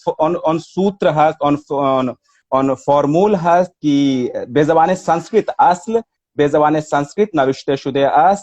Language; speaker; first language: Persian; non-native, fluent; Hindi